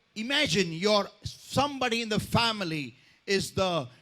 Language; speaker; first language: English; non-native, local second language; Marathi